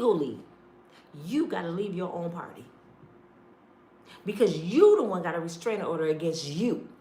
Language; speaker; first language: English; native; English